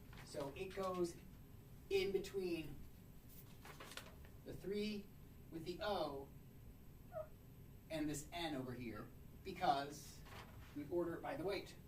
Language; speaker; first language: English; native; English